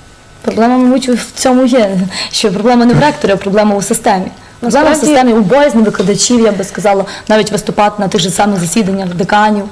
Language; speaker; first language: Ukrainian; native; Ukrainian